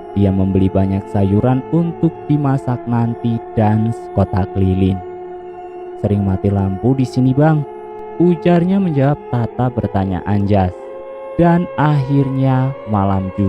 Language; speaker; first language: Indonesian; native; Indonesian